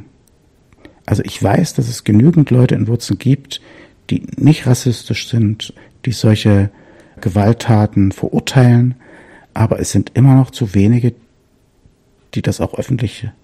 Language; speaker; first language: German; native; German